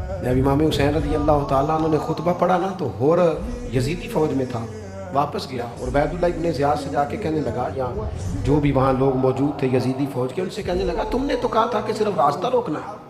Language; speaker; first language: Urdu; non-native, local second language; Punjabi